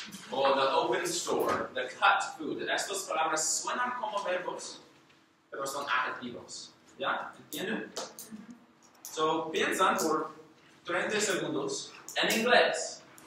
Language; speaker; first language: Spanish; non-native, learner; English